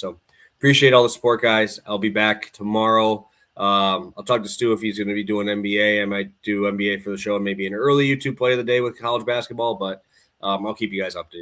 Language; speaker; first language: English; native; English